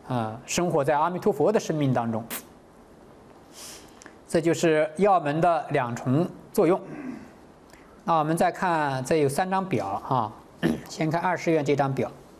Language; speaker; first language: Chinese; native; Chinese